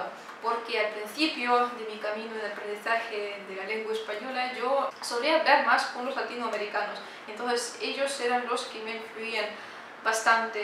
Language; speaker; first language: Spanish; non-native, fluent; Russian